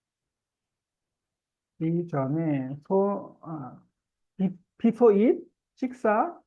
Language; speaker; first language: Korean; native; Korean